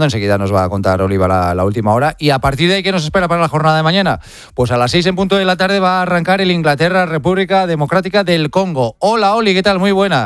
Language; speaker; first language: Spanish; native; Spanish